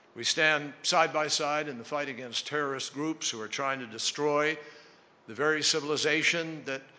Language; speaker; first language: English; native; English